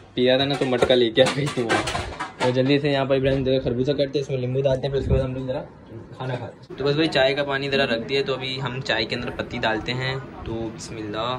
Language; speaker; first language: Urdu; native; Urdu